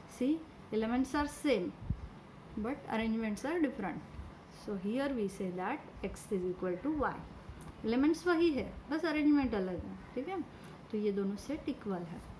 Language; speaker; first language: Hindi; non-native, local second language; Marathi